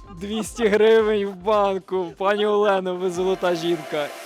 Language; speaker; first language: Ukrainian; native; Ukrainian